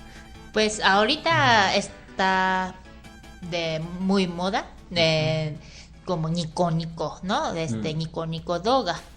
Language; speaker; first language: Spanish; non-native, fluent; Japanese